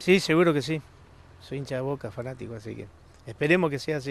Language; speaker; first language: Spanish; native; Spanish